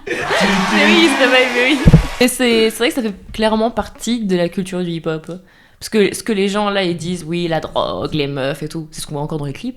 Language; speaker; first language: French; native; French